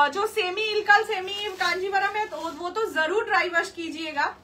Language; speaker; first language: Hindi; non-native, local second language; Bangla